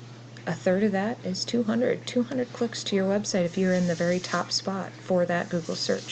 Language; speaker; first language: English; native; English